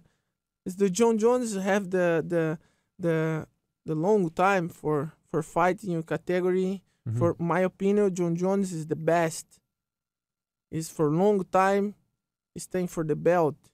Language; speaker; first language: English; non-native, learner; Portuguese